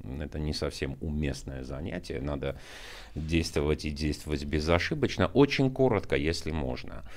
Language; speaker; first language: Russian; non-native, local second language; Armenian